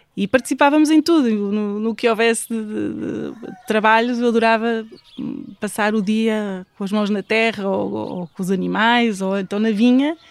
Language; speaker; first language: Portuguese; native; Portuguese